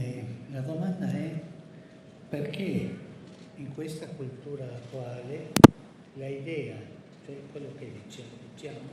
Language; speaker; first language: Italian; non-native, fluent; Spanish